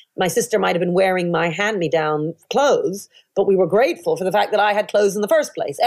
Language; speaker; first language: English; native; English